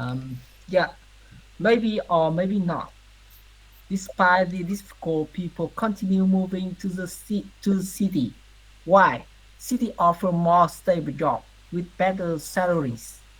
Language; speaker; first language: English; non-native, learner; Vietnamese